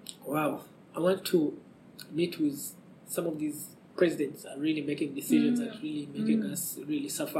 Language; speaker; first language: English; non-native, local second language; Ganda